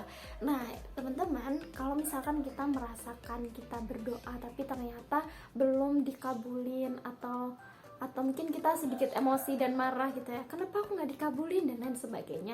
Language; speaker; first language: Indonesian; native; Indonesian